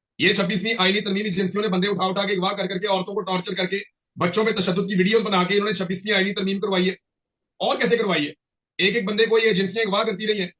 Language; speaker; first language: Urdu; non-native, local second language; Punjabi